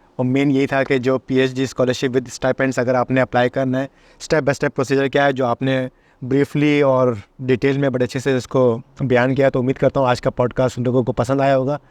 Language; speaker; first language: Urdu; native; Urdu